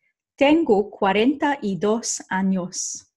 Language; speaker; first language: Spanish; non-native, fluent; English